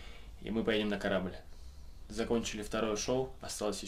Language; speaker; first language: Russian; native; Russian